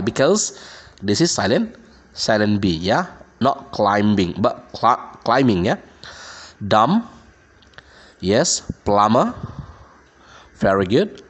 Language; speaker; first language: English; non-native, fluent; Indonesian